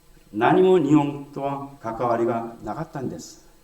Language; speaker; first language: Japanese; non-native, fluent; Korean